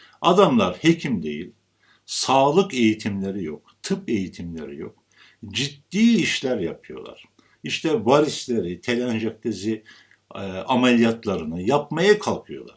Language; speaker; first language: Turkish; native; Turkish